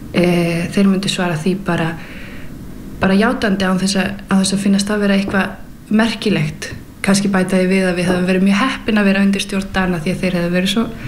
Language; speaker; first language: Icelandic; early bilingual, heritage; Icelandic